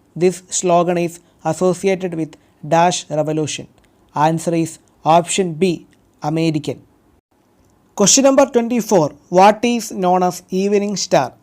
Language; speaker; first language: English; non-native, local second language; Malayalam